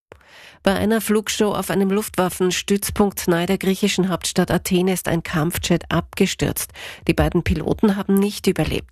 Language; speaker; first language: German; native; German